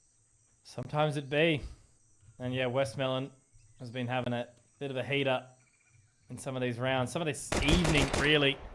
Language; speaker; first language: English; native; English